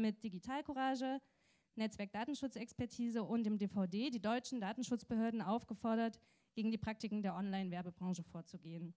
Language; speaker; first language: German; native; German